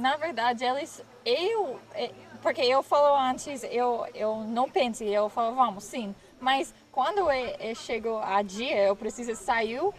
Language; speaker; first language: Portuguese; non-native, learner; English